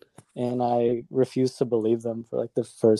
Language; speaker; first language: English; native; English